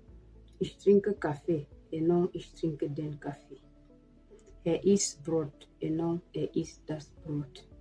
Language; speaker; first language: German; non-native, fluent; French